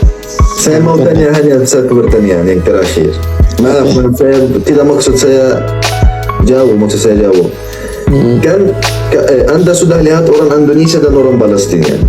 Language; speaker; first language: Indonesian; non-native, learner; Arabic